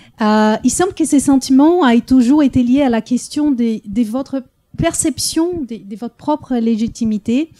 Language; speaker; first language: French; early bilingual, heritage; French